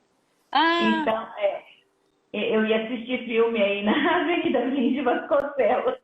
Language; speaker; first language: Portuguese; native; Portuguese